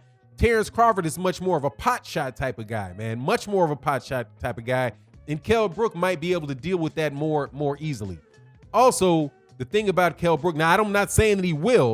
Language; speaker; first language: English; native; English